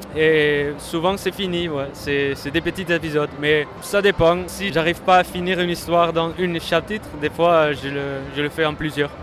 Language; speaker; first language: French; non-native, fluent; Dutch